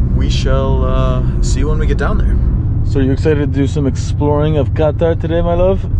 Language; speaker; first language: English; native; English